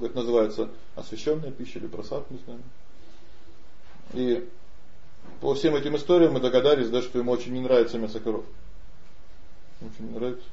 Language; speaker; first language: Russian; native; Russian